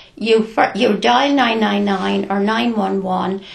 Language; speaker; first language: English; native; English